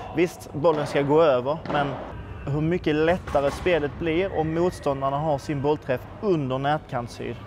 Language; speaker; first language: Swedish; native; Swedish